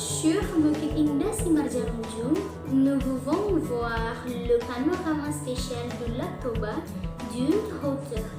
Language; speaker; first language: French; non-native, learner; Indonesian